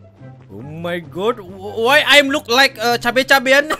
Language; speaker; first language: English; non-native, learner; Indonesian